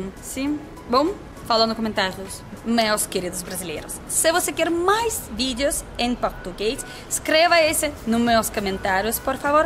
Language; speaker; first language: Portuguese; non-native, learner; Russian